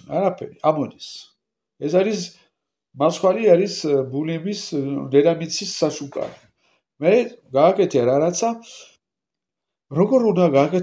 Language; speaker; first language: Georgian; non-native, learner; French